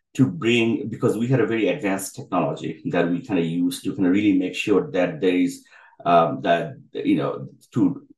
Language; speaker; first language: English; non-native, local second language; Bangla